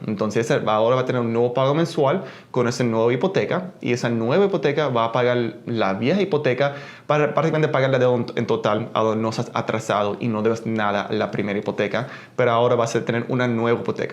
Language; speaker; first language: Spanish; early bilingual, heritage; Spanish